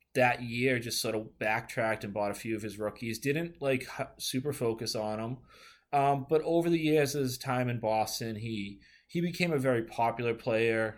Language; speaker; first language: English; native; English